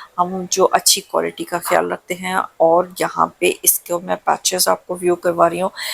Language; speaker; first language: Urdu; non-native, local second language; Punjabi